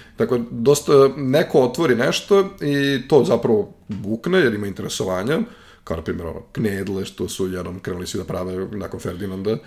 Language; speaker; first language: Serbian; native; Serbian